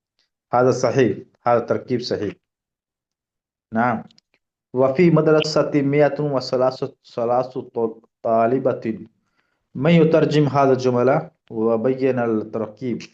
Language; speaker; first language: Arabic; non-native, learner; Urdu